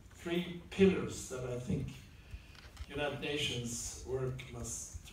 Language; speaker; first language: English; non-native, fluent; Swedish